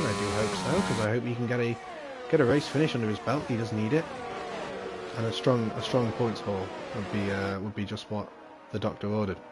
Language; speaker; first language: English; native; English